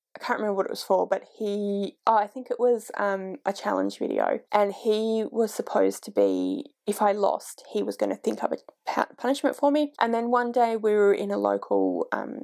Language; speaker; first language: English; native; English